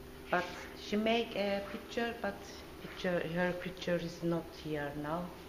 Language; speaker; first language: English; non-native, learner; Turkish